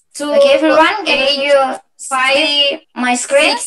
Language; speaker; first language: English; non-native, learner; Indonesian